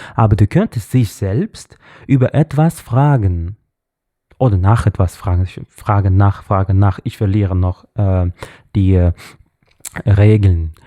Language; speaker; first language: German; non-native, learner; Russian